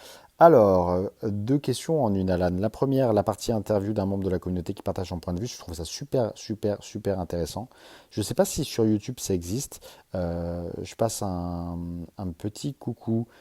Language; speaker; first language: French; native; French